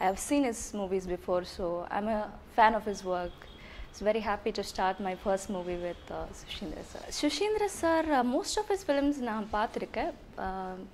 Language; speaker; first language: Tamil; non-native, learner; English